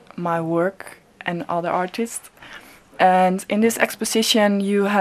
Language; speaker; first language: English; non-native, fluent; Dutch